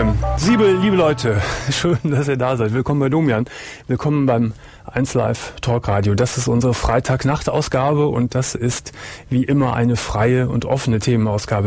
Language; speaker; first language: German; native; German